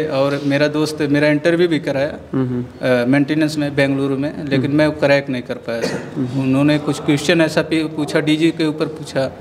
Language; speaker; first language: Hindi; native; Hindi